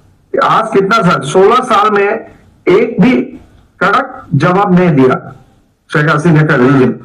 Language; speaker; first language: Hindi; non-native, learner; Bangla